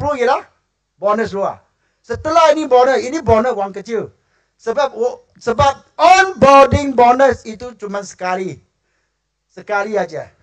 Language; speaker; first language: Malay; non-native, local second language; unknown